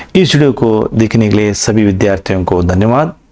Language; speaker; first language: Hindi; non-native, local second language; Kannada